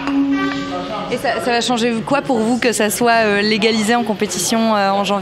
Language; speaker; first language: French; native; French